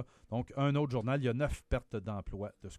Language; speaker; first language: French; native; French